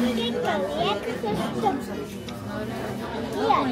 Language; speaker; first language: Dutch; non-native, learner; Filipino